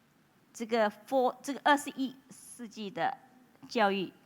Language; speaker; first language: Chinese; non-native, local second language; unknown